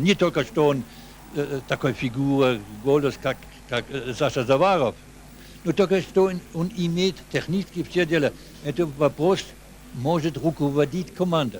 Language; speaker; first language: Russian; non-native, learner; German